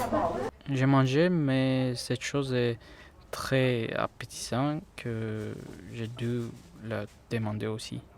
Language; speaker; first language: French; non-native, learner; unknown